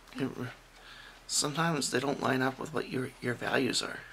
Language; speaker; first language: English; native; English